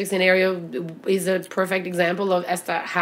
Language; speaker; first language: English; early bilingual, other home language; Albanian